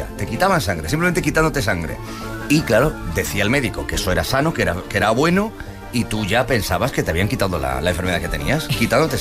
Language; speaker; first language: Spanish; native; Spanish